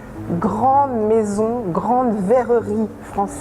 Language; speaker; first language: French; native; French